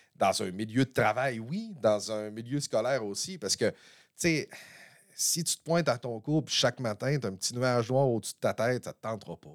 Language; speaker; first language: French; native; French